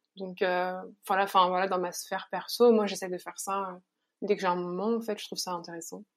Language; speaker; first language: French; native; French